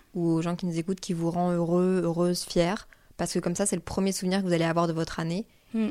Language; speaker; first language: French; native; French